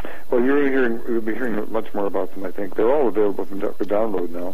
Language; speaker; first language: English; native; English